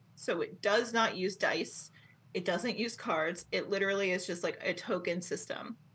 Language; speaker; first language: English; native; English